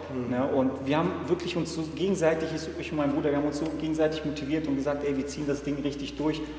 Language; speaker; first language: German; early bilingual, other home language; Serbian